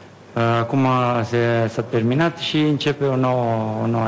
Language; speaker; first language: Romanian; non-native, fluent; Italian